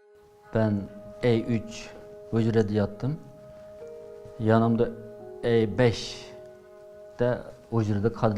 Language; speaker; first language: Turkish; non-native, learner; Uyghur